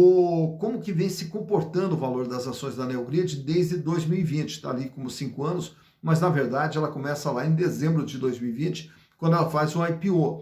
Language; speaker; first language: Portuguese; native; Portuguese